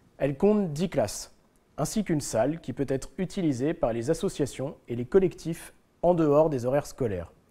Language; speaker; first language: French; native; French